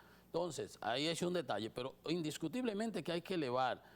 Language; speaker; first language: Spanish; native; Spanish